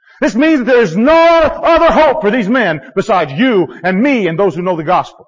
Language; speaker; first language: English; native; English